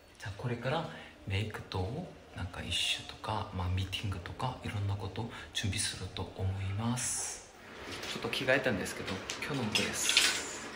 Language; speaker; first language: Japanese; non-native, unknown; Korean